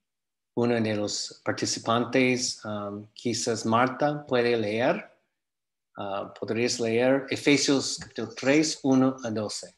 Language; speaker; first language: Spanish; non-native, fluent; English